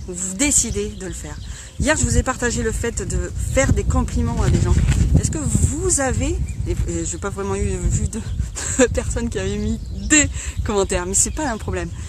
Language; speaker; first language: French; native; French